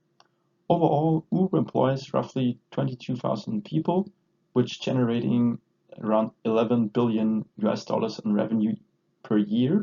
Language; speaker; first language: English; non-native, fluent; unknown